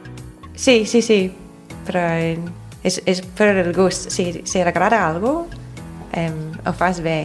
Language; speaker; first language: Catalan; non-native, fluent; English